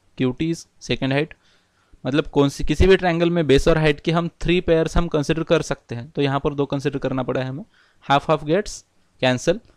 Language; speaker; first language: Hindi; non-native, local second language; Marathi